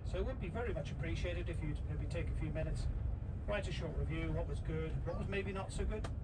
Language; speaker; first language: English; non-native, fluent; Icelandic